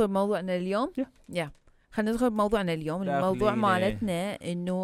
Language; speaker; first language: Arabic; early bilingual, heritage; Arabic